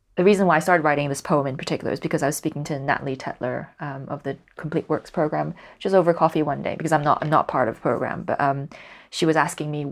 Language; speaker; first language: English; non-native, local second language; Cantonese